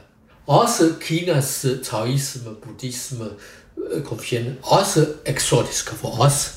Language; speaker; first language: Danish; non-native, fluent; Chinese